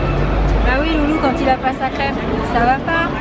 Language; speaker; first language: French; native; French